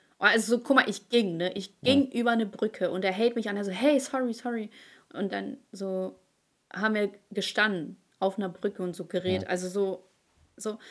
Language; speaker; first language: German; early bilingual, other home language; Ukrainian